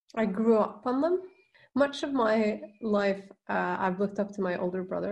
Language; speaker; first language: English; non-native, fluent; Norwegian